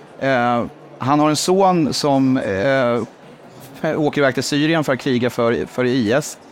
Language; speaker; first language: Swedish; native; Swedish